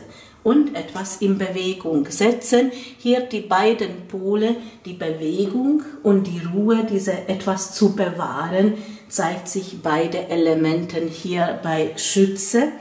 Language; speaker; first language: German; non-native, fluent; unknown